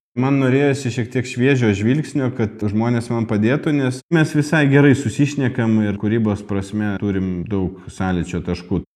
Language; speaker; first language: Lithuanian; non-native, local second language; Russian